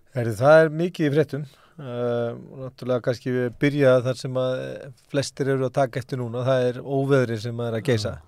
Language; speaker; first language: Icelandic; native; Icelandic